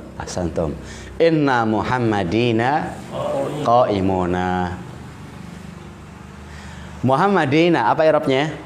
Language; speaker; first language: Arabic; non-native, fluent; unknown